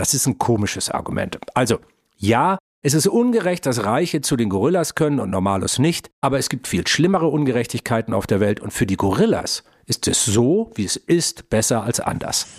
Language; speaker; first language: German; native; German